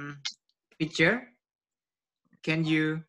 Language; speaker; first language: English; non-native, learner; Indonesian